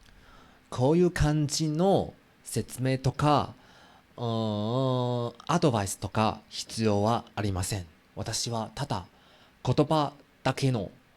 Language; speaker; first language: Japanese; non-native, learner; Chinese